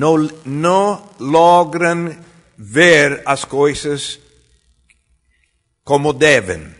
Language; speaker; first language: Portuguese; non-native, fluent; Spanish